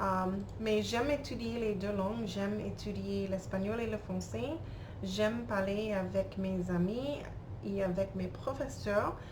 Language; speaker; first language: French; non-native, learner; English